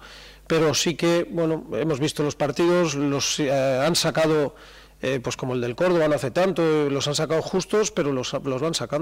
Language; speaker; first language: Spanish; native; Spanish